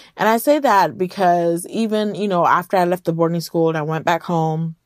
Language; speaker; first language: English; early bilingual, other home language; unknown